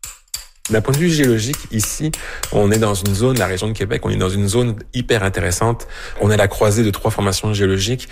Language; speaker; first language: French; native; French